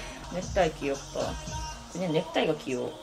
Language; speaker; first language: Korean; non-native, fluent; Japanese